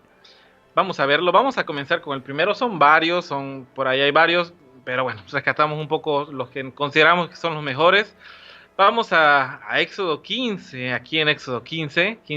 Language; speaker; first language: Spanish; native; Spanish